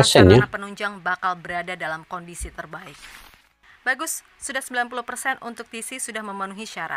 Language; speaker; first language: Indonesian; native; Indonesian